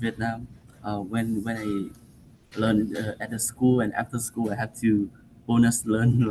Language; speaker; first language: English; non-native, learner; Vietnamese